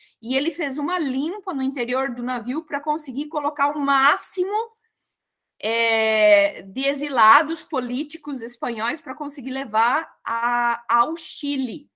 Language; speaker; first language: Portuguese; native; Portuguese